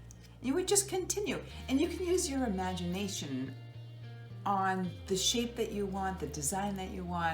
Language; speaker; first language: English; native; English